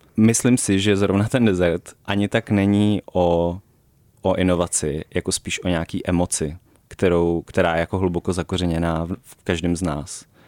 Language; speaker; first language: Czech; native; Czech